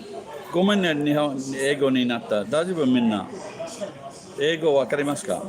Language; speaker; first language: Japanese; non-native, learner; English